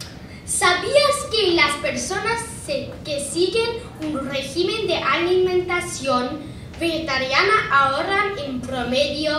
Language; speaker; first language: Spanish; non-native, learner; English